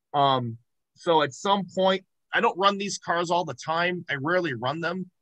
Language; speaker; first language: English; native; English